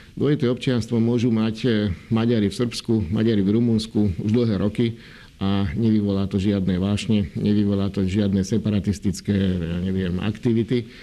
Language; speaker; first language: Slovak; non-native, local second language; Hungarian